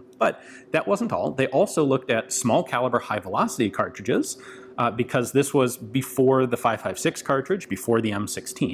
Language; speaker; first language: English; native; English